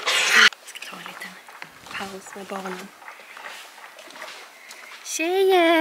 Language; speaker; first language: Swedish; native; Swedish